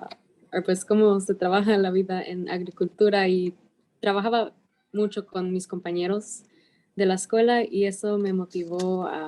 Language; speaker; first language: Spanish; early bilingual, heritage; Spanish